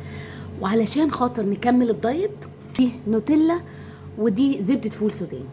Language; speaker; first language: Arabic; native; Arabic